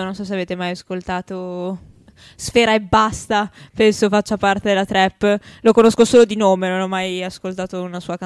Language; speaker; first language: Italian; native; Italian